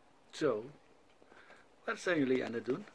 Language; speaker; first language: Dutch; non-native, local second language; Khmer